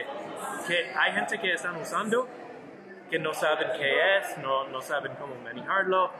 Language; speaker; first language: Spanish; non-native, learner; English